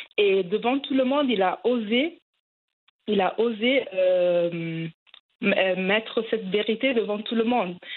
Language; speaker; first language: French; early bilingual, heritage; French